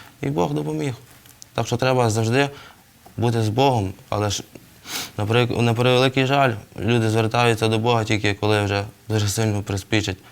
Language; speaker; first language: Ukrainian; native; Ukrainian